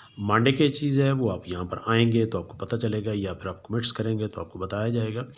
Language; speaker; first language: Urdu; non-native, local second language; Punjabi